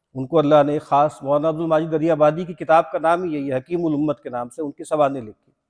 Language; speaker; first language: Urdu; non-native, local second language; Punjabi